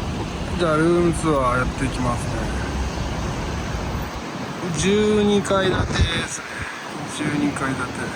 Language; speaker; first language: Japanese; native; Japanese